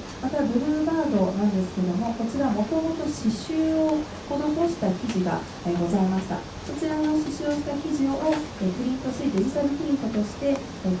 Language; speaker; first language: Japanese; native; Japanese